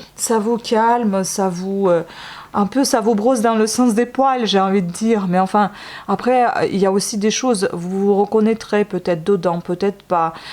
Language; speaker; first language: French; non-native, fluent; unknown